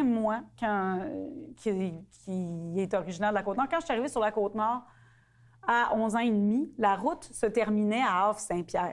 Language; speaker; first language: French; native; French